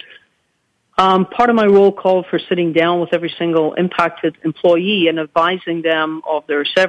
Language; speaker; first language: English; native; English